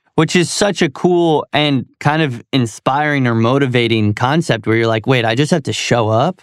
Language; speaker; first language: English; native; English